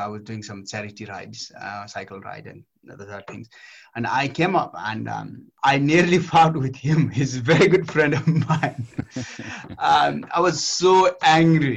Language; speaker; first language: English; non-native, local second language; Nepali